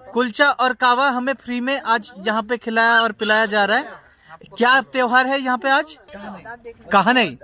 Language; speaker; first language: Hindi; non-native, local second language; Bangla